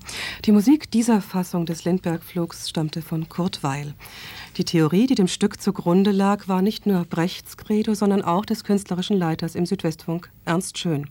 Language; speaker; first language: German; native; German